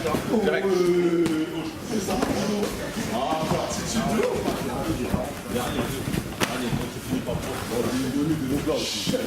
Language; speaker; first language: French; native; French